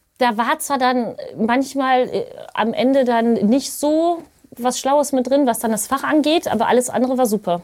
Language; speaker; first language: German; native; German